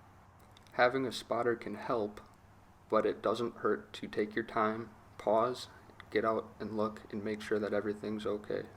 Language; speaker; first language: English; native; English